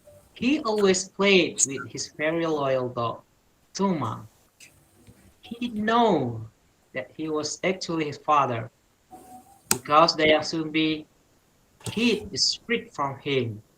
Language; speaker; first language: English; non-native, learner; Indonesian